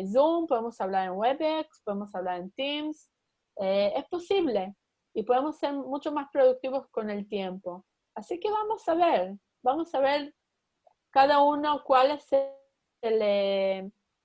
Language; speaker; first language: Spanish; early bilingual, heritage; Spanish